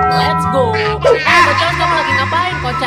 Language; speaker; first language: Indonesian; native; Indonesian